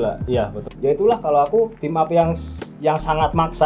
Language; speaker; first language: Indonesian; native; Indonesian